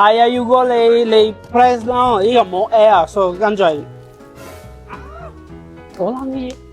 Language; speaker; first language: Cantonese; non-native, learner; Italian